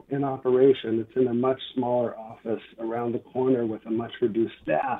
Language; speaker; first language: English; native; English